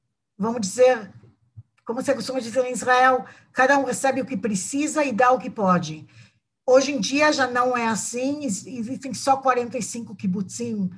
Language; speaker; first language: Portuguese; non-native, fluent; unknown